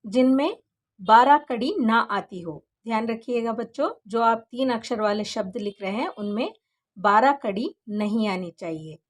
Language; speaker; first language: Hindi; non-native, local second language; Kannada